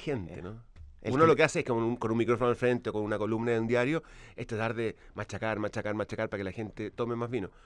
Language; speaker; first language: Spanish; native; Spanish